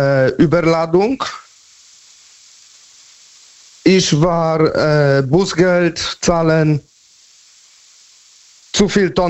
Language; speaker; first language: German; non-native, learner; Polish